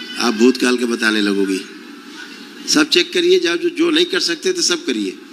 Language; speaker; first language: Hindi; native; Hindi